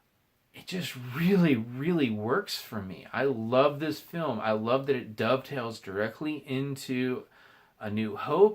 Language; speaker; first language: English; native; English